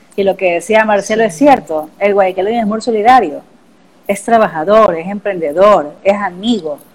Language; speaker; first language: Spanish; native; Spanish